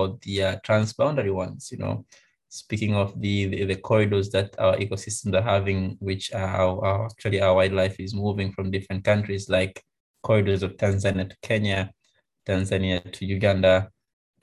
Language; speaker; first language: English; non-native, local second language; Swahili